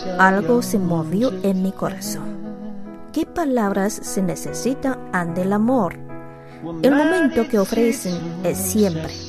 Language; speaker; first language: Spanish; non-native, fluent; Chinese